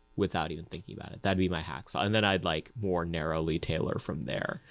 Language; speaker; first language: English; native; English